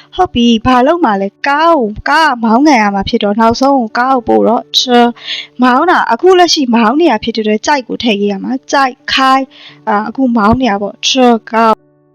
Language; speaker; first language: Burmese; native; Burmese